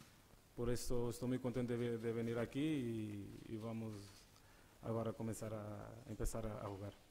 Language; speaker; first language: Spanish; non-native, learner; Portuguese